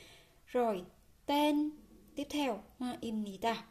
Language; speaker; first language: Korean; non-native, fluent; Vietnamese